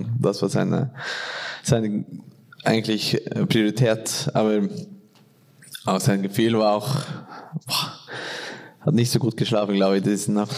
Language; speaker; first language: German; non-native, fluent; Norwegian